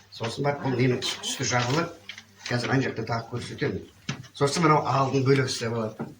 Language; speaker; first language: Kazakh; native; Kazakh